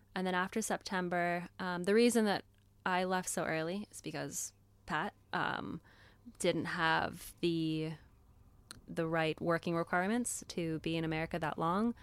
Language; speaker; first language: English; native; English